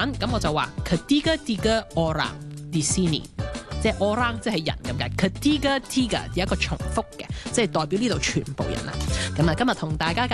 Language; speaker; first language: Cantonese; early bilingual, heritage; Cantonese